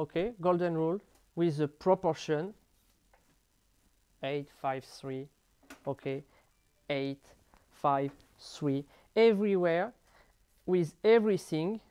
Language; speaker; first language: English; non-native, learner; French